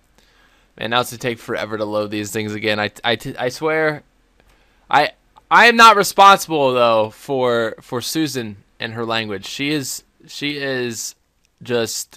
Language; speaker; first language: English; native; English